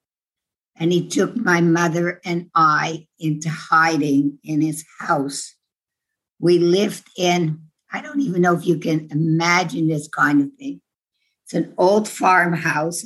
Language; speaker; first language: English; non-native, fluent; Dutch